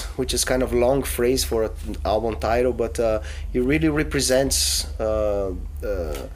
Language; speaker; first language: English; non-native, fluent; Portuguese